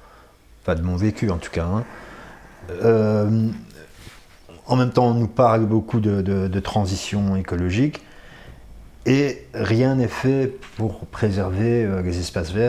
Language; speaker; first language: French; native; French